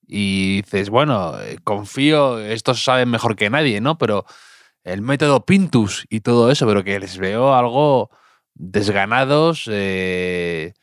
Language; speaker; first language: Spanish; native; Spanish